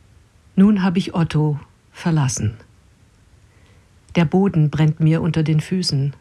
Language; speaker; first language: German; non-native, fluent; English